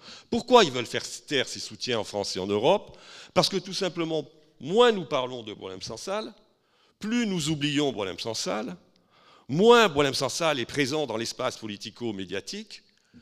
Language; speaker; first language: French; native; French